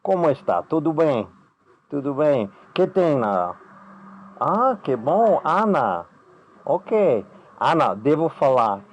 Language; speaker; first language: Portuguese; non-native, learner; Greek